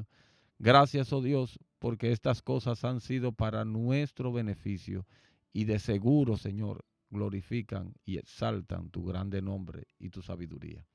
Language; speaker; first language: Spanish; native; Spanish